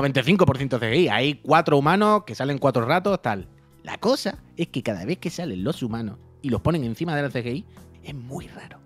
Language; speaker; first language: Spanish; native; Spanish